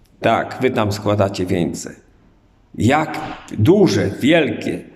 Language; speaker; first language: Polish; native; Polish